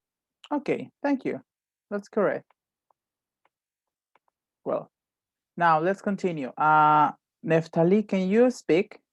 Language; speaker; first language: English; non-native, fluent; Spanish